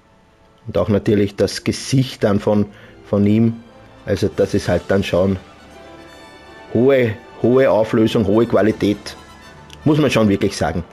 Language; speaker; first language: German; native; German